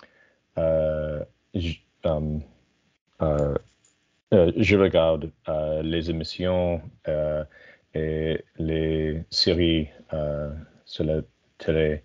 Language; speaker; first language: French; non-native, learner; English